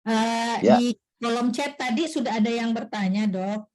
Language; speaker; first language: Malay; native; Malay